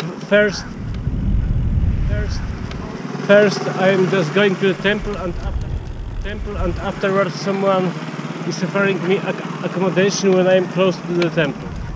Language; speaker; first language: English; non-native, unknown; Polish